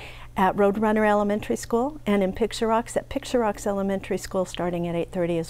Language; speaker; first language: English; native; English